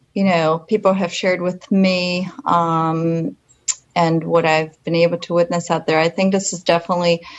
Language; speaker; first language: English; non-native, fluent; Polish